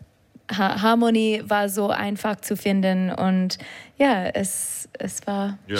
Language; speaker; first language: German; non-native, learner; English